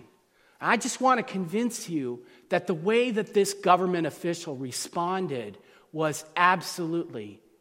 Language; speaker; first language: English; native; English